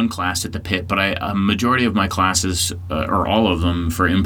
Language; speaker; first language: English; native; English